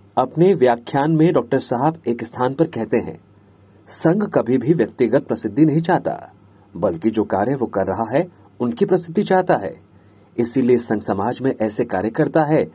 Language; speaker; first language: Hindi; native; Hindi